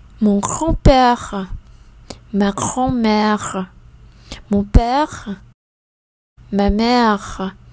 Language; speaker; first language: French; non-native, fluent; Vietnamese